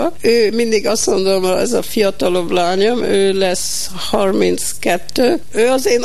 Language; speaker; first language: Hungarian; early bilingual, heritage; Hungarian